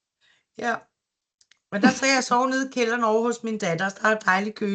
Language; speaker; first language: Danish; native; Danish